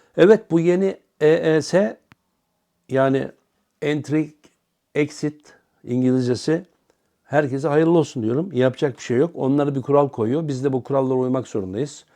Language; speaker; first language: Turkish; native; Turkish